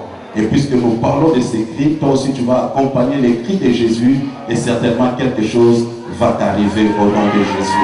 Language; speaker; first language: French; non-native, local second language; Lingala